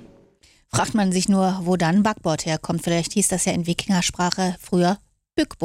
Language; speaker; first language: German; native; German